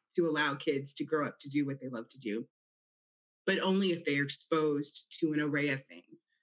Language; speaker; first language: English; native; English